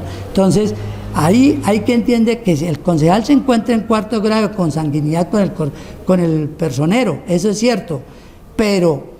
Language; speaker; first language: Spanish; native; Spanish